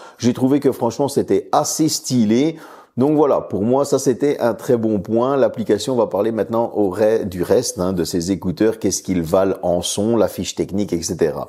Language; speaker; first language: French; native; French